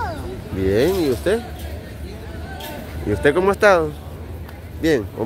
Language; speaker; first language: Spanish; native; Spanish